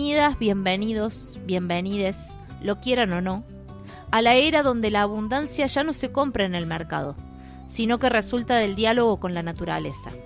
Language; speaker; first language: Spanish; native; Spanish